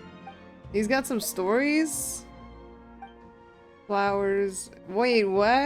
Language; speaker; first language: English; native; English